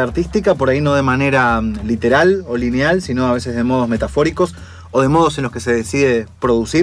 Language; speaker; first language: Spanish; native; Spanish